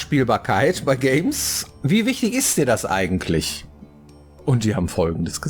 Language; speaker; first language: German; native; German